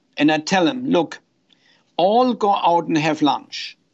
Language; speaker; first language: English; non-native, fluent; German